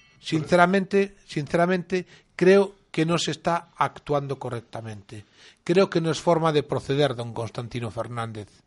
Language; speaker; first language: Spanish; native; Spanish